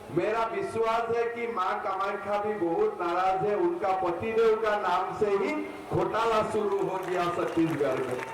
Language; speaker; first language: Hindi; non-native, local second language; Assamese